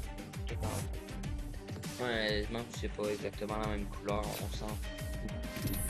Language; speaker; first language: French; native; French